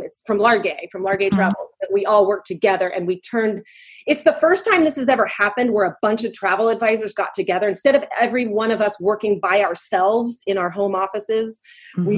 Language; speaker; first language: English; native; English